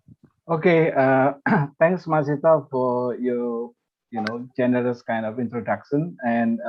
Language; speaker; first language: English; non-native, fluent; Indonesian